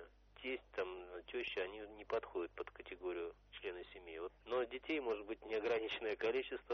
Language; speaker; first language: Russian; native; Russian